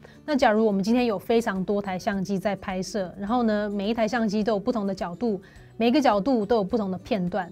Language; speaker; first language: Chinese; native; Chinese